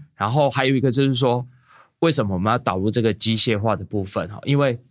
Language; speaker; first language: Chinese; native; Chinese